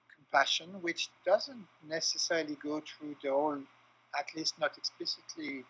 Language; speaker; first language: English; non-native, fluent; French